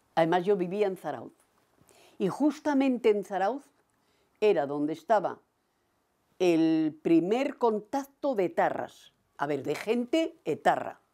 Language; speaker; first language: Spanish; native; Spanish